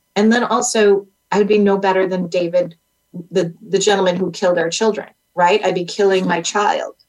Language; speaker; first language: English; native; English